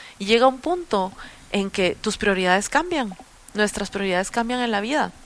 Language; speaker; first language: Spanish; native; Spanish